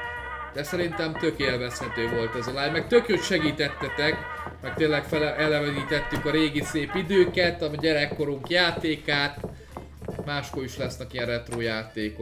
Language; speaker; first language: Hungarian; native; Hungarian